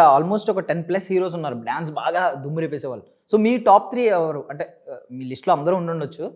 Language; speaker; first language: Telugu; native; Telugu